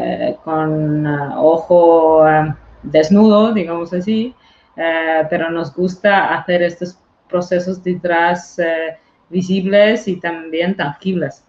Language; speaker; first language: Spanish; non-native, fluent; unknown